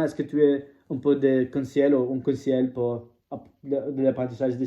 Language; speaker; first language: French; non-native, learner; English